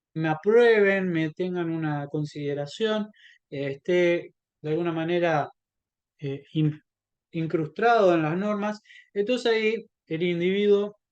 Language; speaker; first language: Spanish; native; Spanish